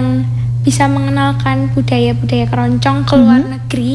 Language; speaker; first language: Indonesian; native; Indonesian